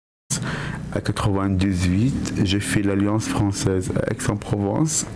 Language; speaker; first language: French; non-native, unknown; Arabic